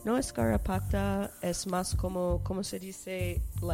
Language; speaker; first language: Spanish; non-native, learner; English